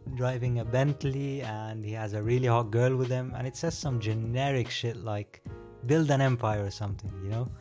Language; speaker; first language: English; non-native, fluent; Arabic